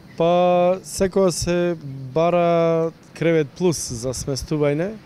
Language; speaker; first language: Macedonian; native; Macedonian